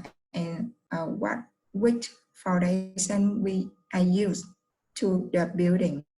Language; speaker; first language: English; non-native, learner; Vietnamese